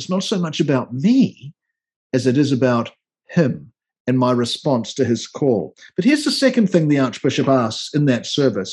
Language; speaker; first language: English; native; English